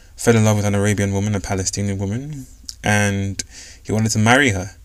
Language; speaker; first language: English; non-native, local second language; Yoruba